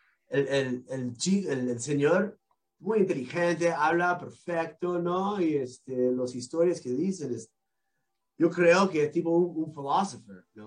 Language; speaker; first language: Spanish; non-native, learner; English